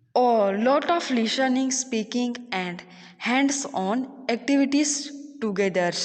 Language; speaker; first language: English; non-native, local second language; Gujarati